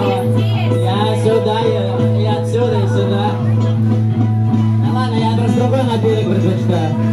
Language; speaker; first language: Russian; native; Russian